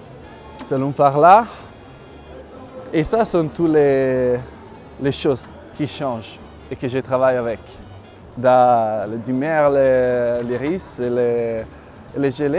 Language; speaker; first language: French; non-native, learner; Italian